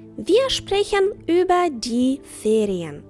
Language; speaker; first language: German; non-native, fluent; Ukrainian